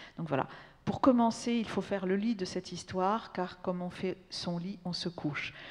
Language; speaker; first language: French; native; French